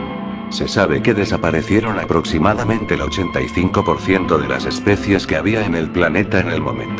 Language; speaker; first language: Spanish; native; Spanish